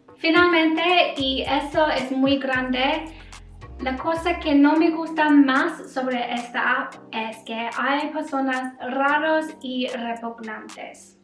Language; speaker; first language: Spanish; non-native, learner; English